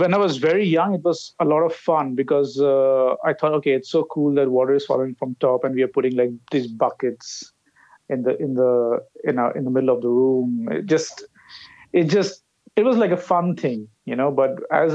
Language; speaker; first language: English; non-native, local second language; Bangla